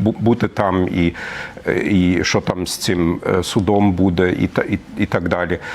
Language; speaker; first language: Ukrainian; non-native, fluent; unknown